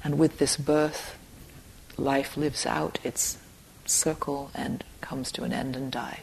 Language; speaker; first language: English; native; English